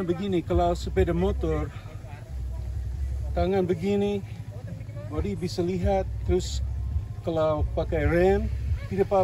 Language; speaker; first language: Indonesian; non-native, learner; English